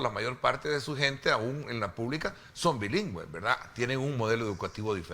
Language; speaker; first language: Spanish; native; Spanish